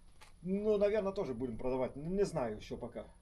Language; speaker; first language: Russian; non-native, learner; Lithuanian